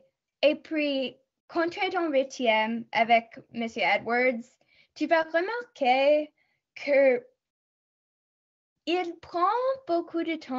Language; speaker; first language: French; non-native, local second language; English